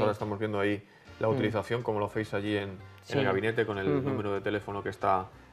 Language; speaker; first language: Spanish; native; Spanish